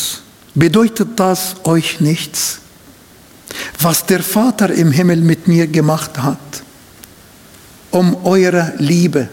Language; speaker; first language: German; non-native, fluent; Arabic